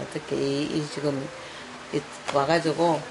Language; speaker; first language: Korean; native; Korean